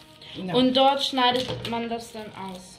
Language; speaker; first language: German; early bilingual, other home language; Aramaic